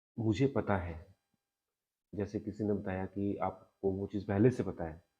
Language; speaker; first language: Hindi; native; Hindi